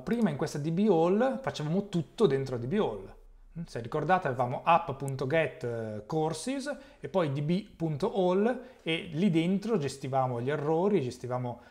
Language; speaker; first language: Italian; native; Italian